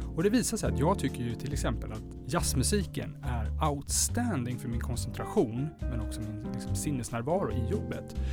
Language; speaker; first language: Swedish; native; Swedish